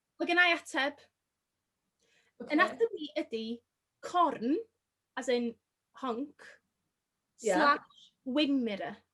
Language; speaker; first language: Welsh; native; Welsh